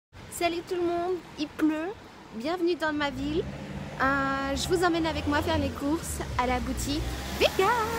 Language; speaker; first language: French; native; French